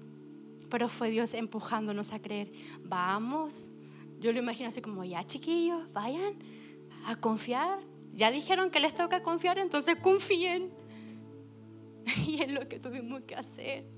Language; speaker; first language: Spanish; native; Spanish